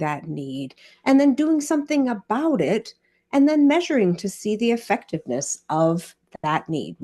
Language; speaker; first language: English; native; English